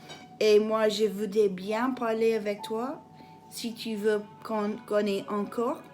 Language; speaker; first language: French; non-native, learner; English